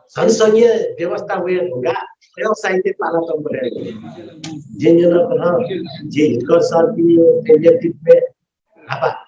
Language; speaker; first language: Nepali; non-native, local second language; Newari